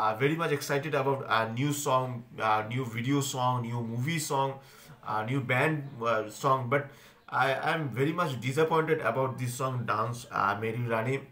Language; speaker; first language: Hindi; non-native, local second language; Bangla